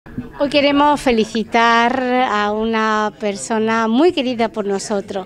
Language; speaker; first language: Spanish; native; Spanish